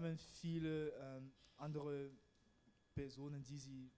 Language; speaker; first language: German; non-native, learner; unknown